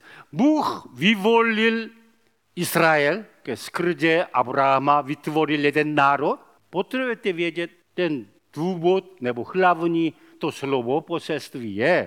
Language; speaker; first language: Czech; non-native, learner; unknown